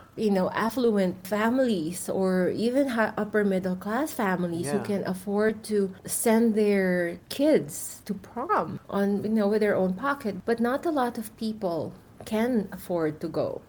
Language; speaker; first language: English; non-native, local second language; Filipino